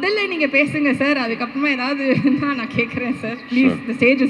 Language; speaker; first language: Tamil; native; Tamil